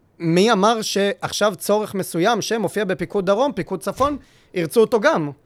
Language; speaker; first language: Hebrew; native; Hebrew